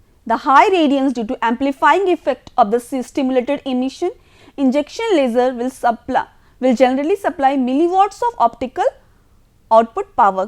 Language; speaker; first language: English; non-native, local second language; Hindi